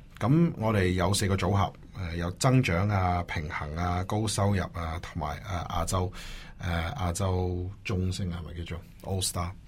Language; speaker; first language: Cantonese; early bilingual, heritage; Cantonese